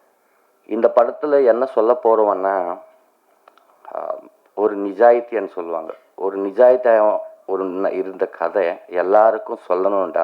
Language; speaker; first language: Tamil; non-native, local second language; Telugu